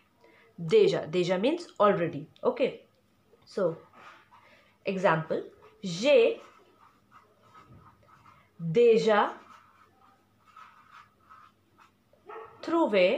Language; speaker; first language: French; non-native, learner; Hindi